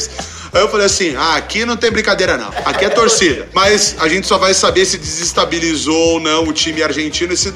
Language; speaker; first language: Portuguese; native; Portuguese